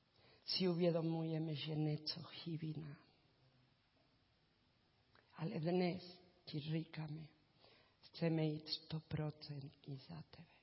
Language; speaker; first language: Czech; non-native, learner; Spanish